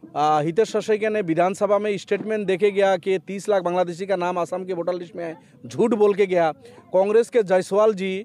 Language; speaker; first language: Hindi; non-native, local second language; Bangla